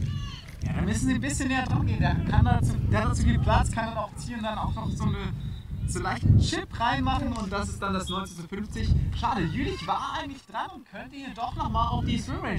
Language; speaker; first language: German; native; German